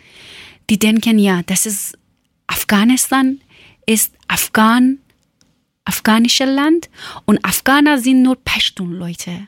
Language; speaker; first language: German; non-native, learner; Persian